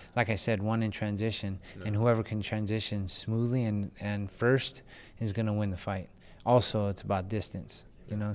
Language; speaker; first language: English; early bilingual, other home language; Filipino